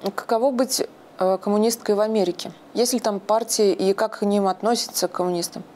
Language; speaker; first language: Russian; native; Russian